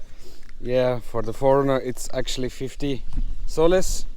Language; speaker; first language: English; non-native, fluent; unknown